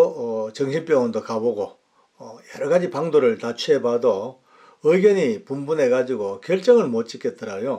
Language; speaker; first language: Korean; native; Korean